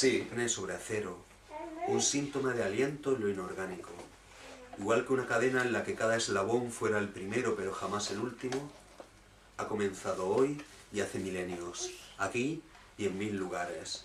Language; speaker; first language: Spanish; native; Spanish